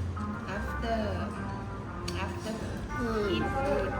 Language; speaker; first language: English; non-native, learner; Thai